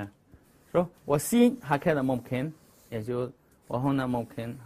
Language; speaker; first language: Arabic; non-native, learner; Chinese